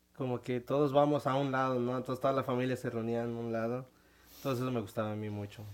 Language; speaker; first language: Spanish; native; Spanish